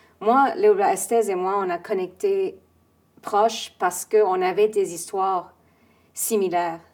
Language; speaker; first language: French; non-native, fluent; English